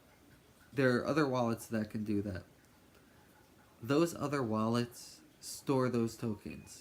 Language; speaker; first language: English; native; English